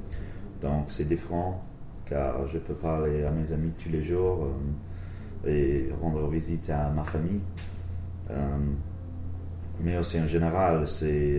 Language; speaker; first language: French; non-native, learner; English